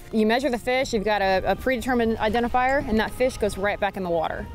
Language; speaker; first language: English; native; English